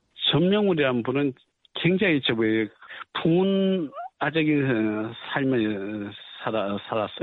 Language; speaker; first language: Korean; native; Korean